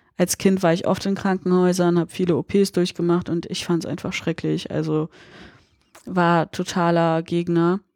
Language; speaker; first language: German; early bilingual, other home language; Polish